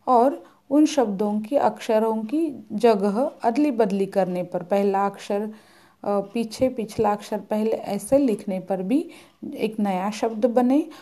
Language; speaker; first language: Hindi; non-native, local second language; Marathi